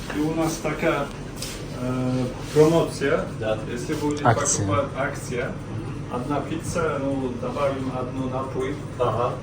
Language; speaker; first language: Russian; non-native, learner; Uzbek